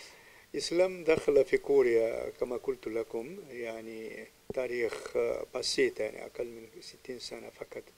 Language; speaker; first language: Arabic; non-native, fluent; Korean